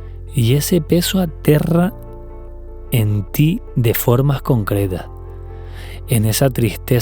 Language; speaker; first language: Spanish; native; Spanish